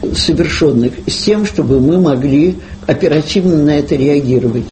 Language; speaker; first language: Russian; native; Russian